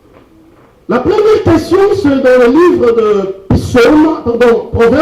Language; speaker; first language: French; non-native, local second language; Lingala